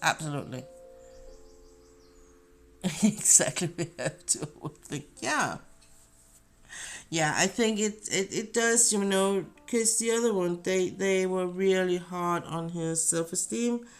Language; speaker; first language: English; non-native, fluent; Danish